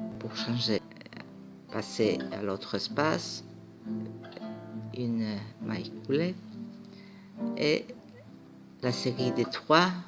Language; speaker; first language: French; non-native, fluent; Greek